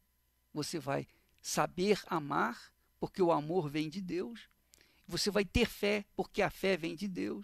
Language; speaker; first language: Portuguese; native; Portuguese